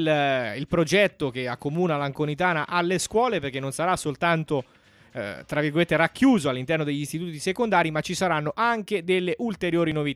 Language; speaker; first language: Italian; native; Italian